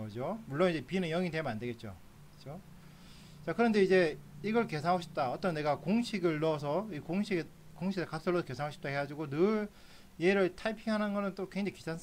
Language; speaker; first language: Korean; native; Korean